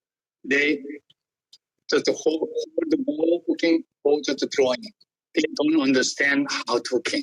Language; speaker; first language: English; non-native, learner; Korean